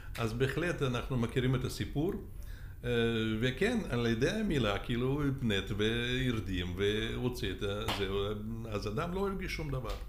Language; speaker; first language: Hebrew; non-native, fluent; Russian